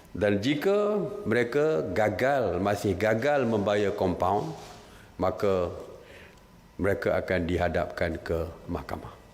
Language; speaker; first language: Malay; native; Malay